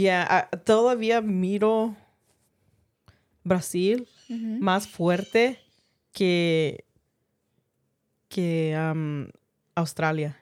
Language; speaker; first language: Spanish; early bilingual, heritage; Spanish